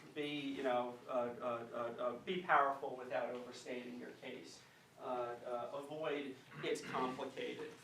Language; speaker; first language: English; native; English